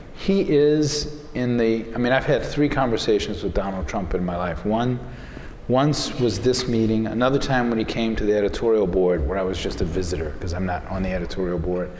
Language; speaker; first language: English; native; English